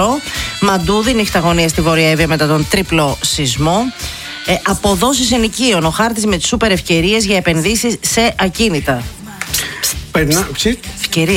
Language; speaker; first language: Greek; native; Greek